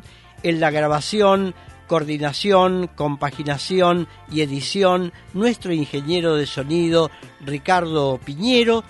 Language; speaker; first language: Spanish; native; Spanish